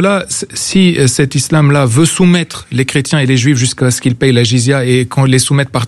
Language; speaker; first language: French; non-native, local second language; Arabic